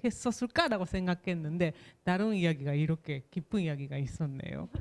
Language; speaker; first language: Korean; non-native, fluent; Japanese